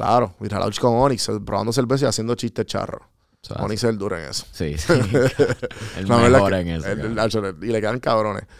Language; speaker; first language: Spanish; native; Spanish